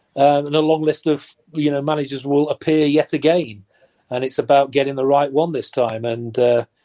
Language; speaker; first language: English; native; English